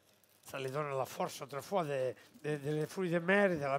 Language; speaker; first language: French; non-native, fluent; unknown